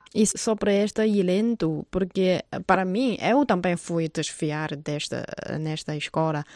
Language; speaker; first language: Portuguese; non-native, fluent; Chinese